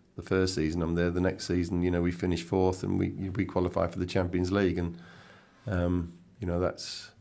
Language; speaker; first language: English; native; English